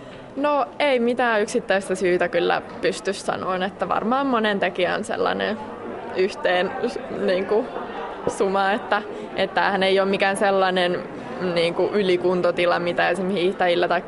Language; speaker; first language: Finnish; native; Finnish